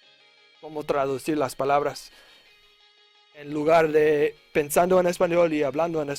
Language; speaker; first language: Spanish; non-native, learner; English